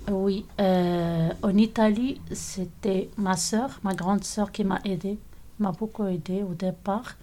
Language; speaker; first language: French; non-native, local second language; Arabic